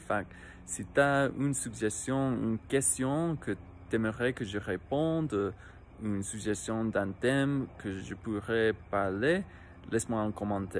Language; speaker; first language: French; non-native, fluent; English